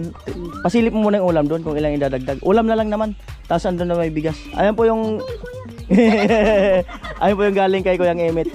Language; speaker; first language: Filipino; native; Filipino